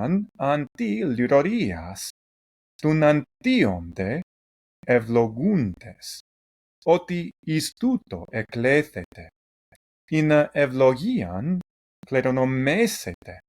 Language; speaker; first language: Greek; non-native, learner; English